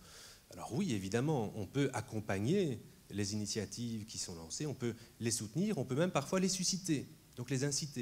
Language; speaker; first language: French; native; French